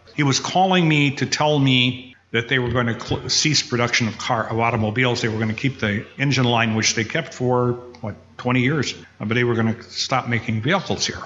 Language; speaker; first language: English; native; English